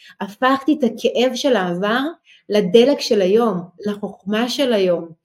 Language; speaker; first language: Hebrew; early bilingual, other home language; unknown